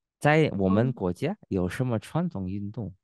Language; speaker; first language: Chinese; non-native, fluent; Indonesian